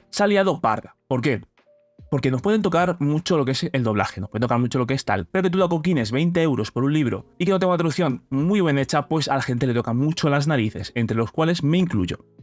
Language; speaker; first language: Spanish; native; Spanish